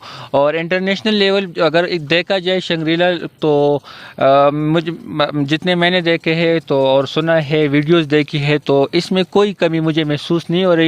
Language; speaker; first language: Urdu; non-native, local second language; Pashto